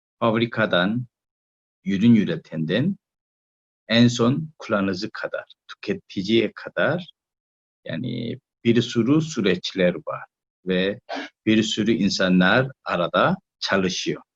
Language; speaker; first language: Turkish; non-native, learner; Korean